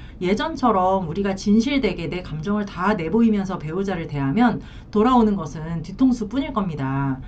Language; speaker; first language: Korean; native; Korean